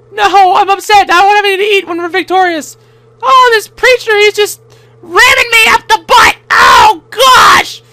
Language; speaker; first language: English; native; English